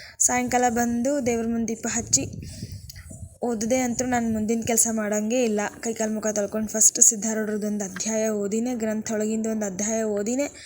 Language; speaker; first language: Kannada; native; Kannada